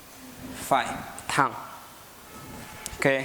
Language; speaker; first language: Vietnamese; non-native, learner; Hindi